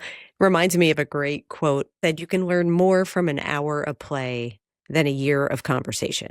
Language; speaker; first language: English; native; English